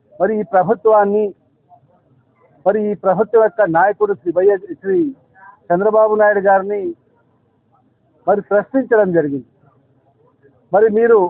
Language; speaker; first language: Telugu; native; Telugu